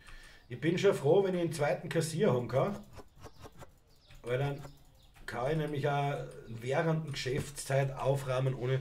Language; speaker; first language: German; native; German